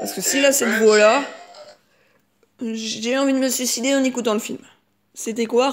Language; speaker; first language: French; native; French